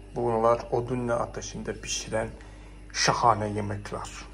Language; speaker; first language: Turkish; non-native, fluent; Malayalam